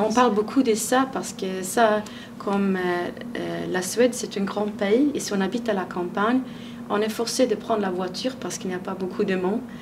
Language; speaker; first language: French; non-native, fluent; Swedish